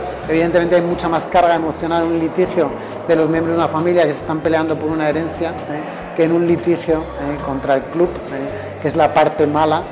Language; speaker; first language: Spanish; native; Spanish